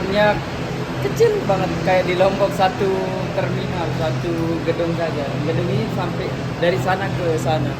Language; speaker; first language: Indonesian; non-native, local second language; Sasak